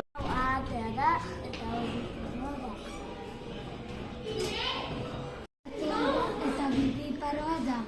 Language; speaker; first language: Basque; non-native, local second language; Spanish